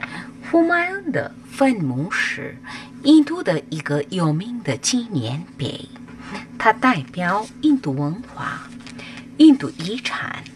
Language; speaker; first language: Chinese; non-native, learner; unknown